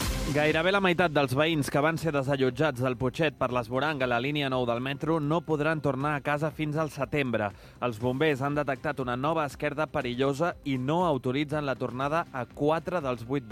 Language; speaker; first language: Catalan; native; Catalan